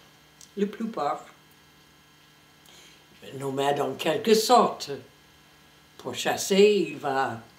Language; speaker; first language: French; non-native, fluent; English